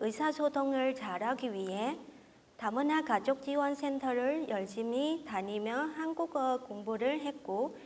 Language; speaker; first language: Korean; non-native, fluent; Vietnamese